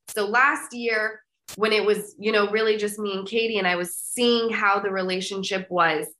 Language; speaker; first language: English; native; English